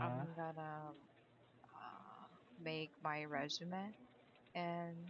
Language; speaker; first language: English; non-native, learner; Korean